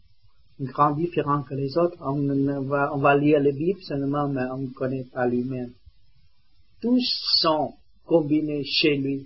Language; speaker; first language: French; non-native, learner; Vietnamese